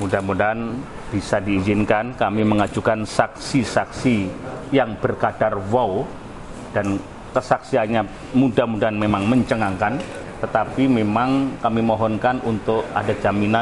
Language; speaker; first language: Indonesian; native; Indonesian